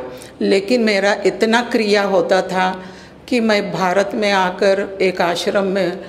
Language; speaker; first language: Hindi; early bilingual, heritage; Caribbean Hindustani